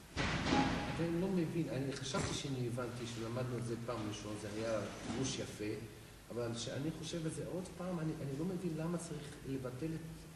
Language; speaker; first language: Hebrew; non-native, fluent; English